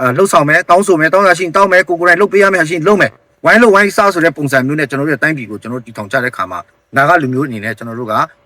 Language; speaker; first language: Burmese; non-native, local second language; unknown